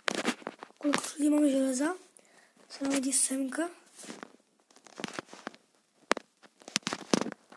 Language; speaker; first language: Czech; non-native, learner; Slovak